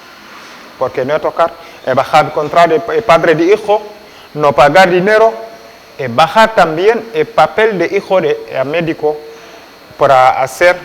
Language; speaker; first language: Spanish; non-native, learner; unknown